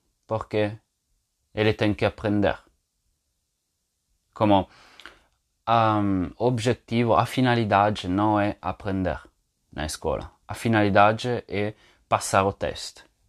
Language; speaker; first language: Portuguese; non-native, fluent; Italian